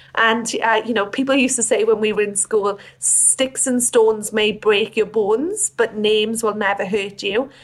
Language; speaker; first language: English; native; English